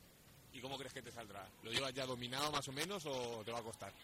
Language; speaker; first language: Spanish; native; Spanish